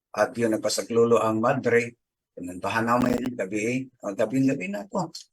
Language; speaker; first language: Filipino; non-native, local second language; Cebuano